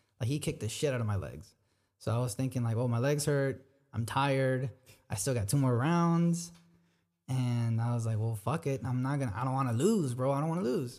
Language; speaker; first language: English; early bilingual, other home language; Spanish